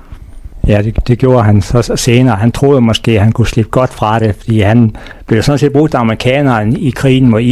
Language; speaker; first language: Danish; native; Danish